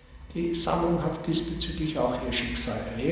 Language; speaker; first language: German; native; German